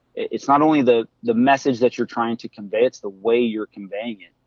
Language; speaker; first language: English; native; English